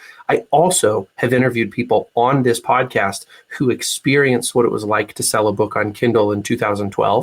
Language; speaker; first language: English; native; English